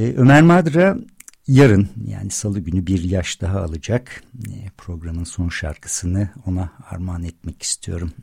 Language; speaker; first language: Turkish; native; Turkish